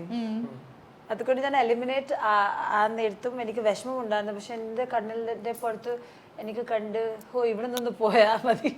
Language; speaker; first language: Malayalam; non-native, local second language; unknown